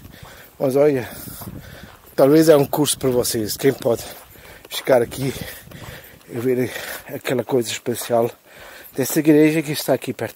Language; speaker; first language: Portuguese; non-native, learner; German